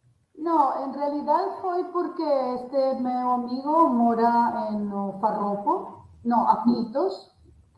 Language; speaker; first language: Portuguese; non-native, learner; Spanish